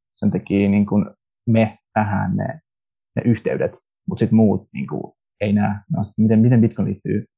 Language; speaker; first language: Finnish; early bilingual, other home language; Russian